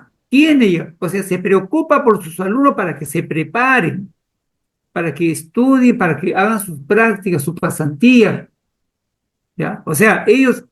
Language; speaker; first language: Spanish; native; Spanish